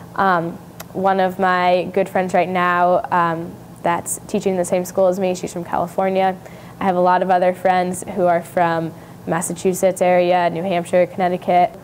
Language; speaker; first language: English; native; English